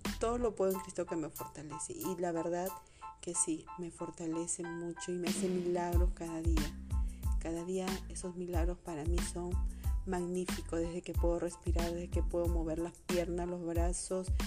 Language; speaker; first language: Spanish; native; Spanish